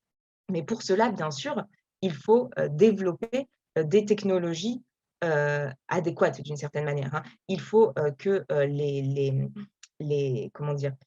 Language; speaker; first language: French; native; French